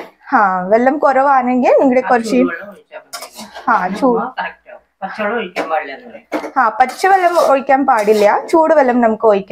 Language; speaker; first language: Malayalam; non-native, learner; Hindi